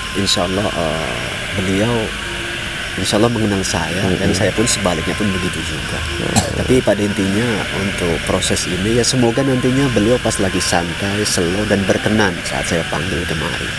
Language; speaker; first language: Indonesian; native; Indonesian